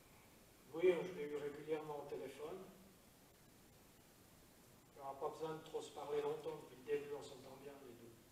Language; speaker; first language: French; native; French